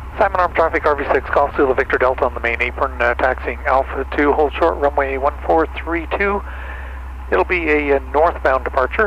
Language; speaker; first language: English; native; English